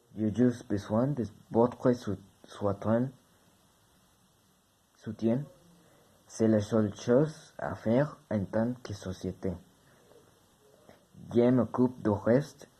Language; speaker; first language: French; non-native, learner; Spanish